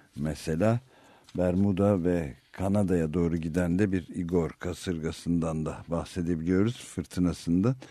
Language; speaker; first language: Turkish; native; Turkish